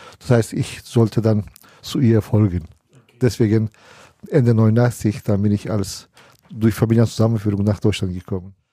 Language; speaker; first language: German; non-native, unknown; Turkish